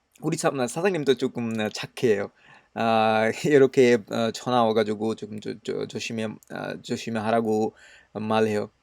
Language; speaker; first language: Korean; non-native, learner; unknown